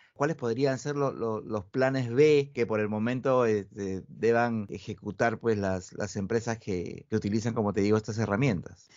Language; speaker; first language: Spanish; native; Spanish